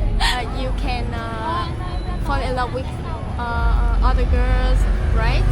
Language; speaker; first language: English; non-native, learner; Vietnamese